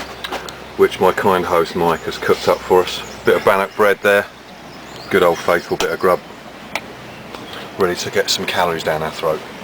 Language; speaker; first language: English; native; English